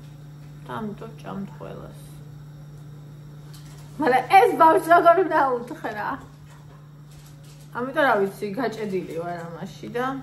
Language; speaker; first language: Georgian; native; Georgian